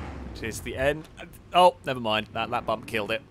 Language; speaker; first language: English; native; English